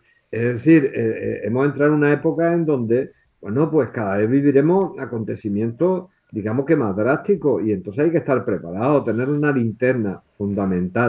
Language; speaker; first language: Spanish; native; Spanish